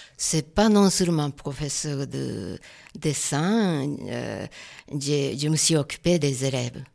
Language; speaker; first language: French; non-native, fluent; Japanese